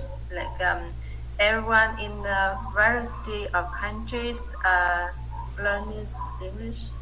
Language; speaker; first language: English; non-native, learner; Vietnamese